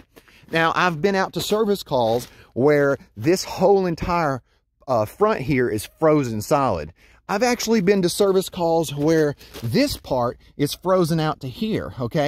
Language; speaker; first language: English; native; English